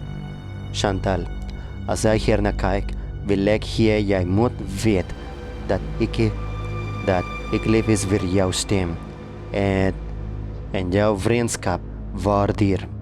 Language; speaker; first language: Dutch; non-native, learner; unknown